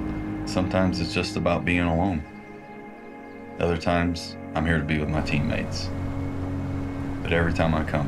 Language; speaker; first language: English; native; English